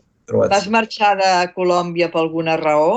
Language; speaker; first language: Catalan; native; Catalan